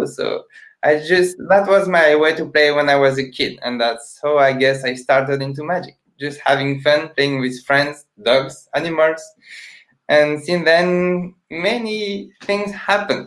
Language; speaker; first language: English; non-native, fluent; French